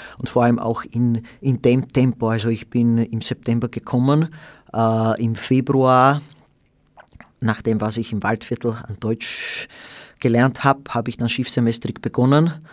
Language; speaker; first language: German; non-native, fluent; Slovak